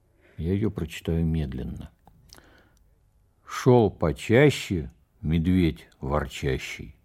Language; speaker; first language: Russian; native; Russian